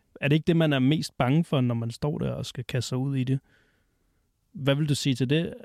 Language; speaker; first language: Danish; native; Danish